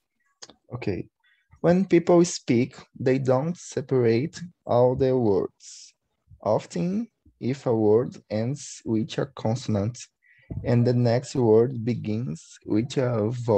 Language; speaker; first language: English; non-native, learner; Portuguese